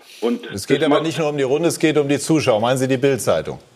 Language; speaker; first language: German; native; German